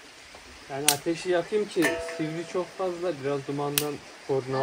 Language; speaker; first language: Turkish; native; Turkish